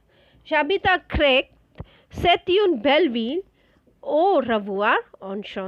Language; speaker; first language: French; non-native, fluent; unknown